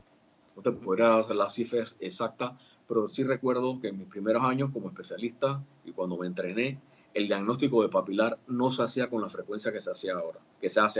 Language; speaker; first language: Spanish; native; Spanish